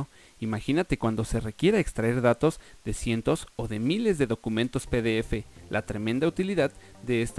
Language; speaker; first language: Spanish; native; Spanish